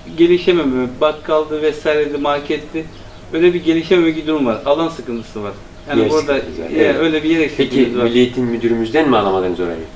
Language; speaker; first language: Turkish; native; Turkish